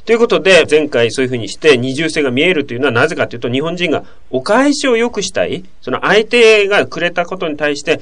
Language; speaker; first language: Japanese; non-native, fluent; Korean